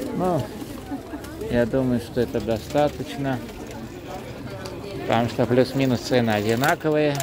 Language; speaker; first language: Russian; non-native, fluent; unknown